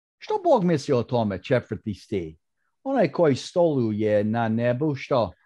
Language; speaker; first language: Croatian; early bilingual, heritage; Croatian